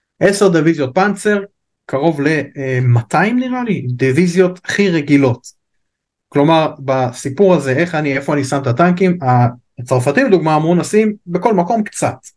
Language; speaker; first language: Hebrew; native; Hebrew